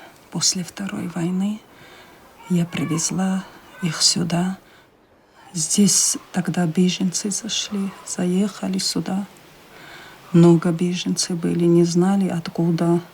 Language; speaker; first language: Russian; non-native, local second language; Chechen